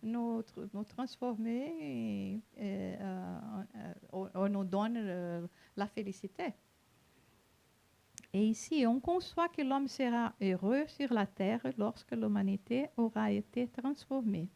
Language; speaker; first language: French; non-native, fluent; Portuguese